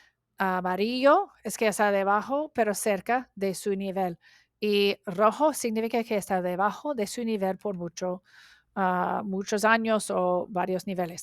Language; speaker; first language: Spanish; non-native, learner; English